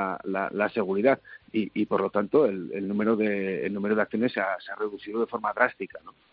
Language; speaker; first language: Spanish; native; Spanish